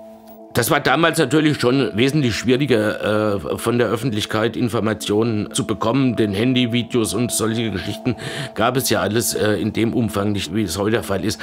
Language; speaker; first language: German; native; German